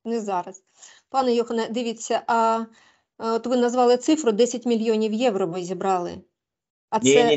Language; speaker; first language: Ukrainian; native; Ukrainian